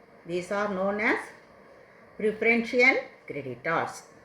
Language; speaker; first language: English; non-native, local second language; Tamil